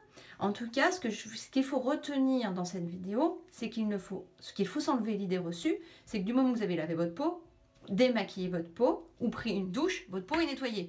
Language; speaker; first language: French; native; French